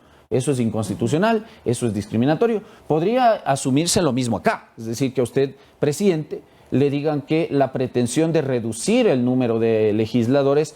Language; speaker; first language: Spanish; native; Spanish